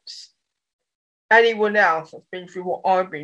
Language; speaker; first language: English; native; English